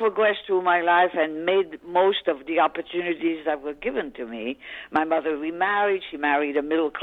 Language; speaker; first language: English; early bilingual, other home language; French